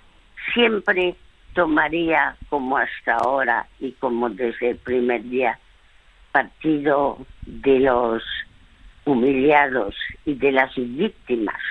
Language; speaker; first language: Spanish; early bilingual, other home language; French